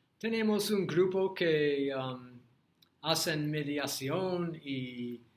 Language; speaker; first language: Spanish; non-native, learner; English